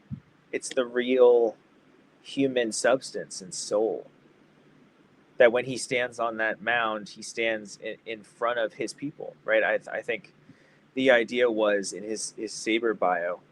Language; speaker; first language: English; native; English